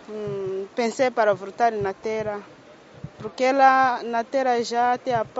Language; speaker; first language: Portuguese; non-native, learner; Kinyarwanda